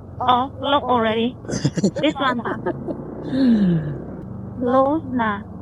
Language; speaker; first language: English; non-native, learner; Vietnamese